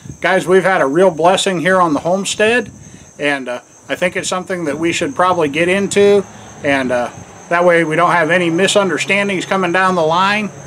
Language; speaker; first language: English; native; English